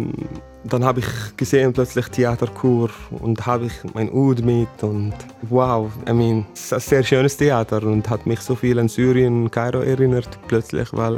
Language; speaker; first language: German; non-native, fluent; Arabic